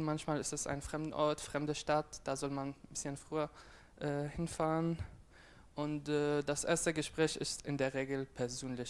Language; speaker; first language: German; non-native, fluent; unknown